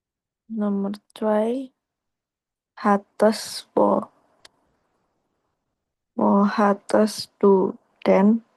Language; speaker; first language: German; non-native, learner; Indonesian